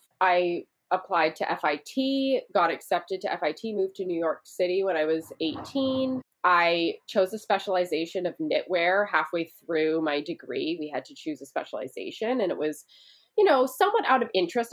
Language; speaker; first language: English; native; English